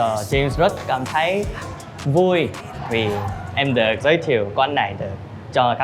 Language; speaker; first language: Vietnamese; non-native, learner; Korean